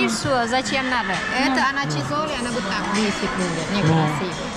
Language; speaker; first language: Russian; non-native, learner; Vietnamese